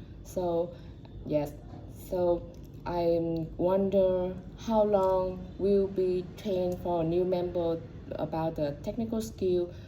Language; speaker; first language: English; non-native, learner; Vietnamese